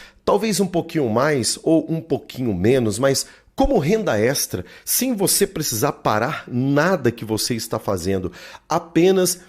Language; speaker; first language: Portuguese; native; Portuguese